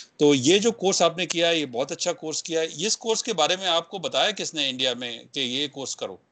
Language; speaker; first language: Hindi; non-native, local second language; Punjabi